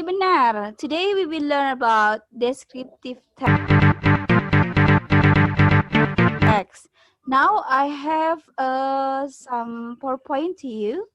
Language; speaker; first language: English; non-native, learner; Indonesian